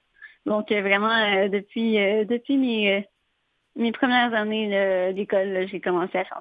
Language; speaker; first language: French; native; French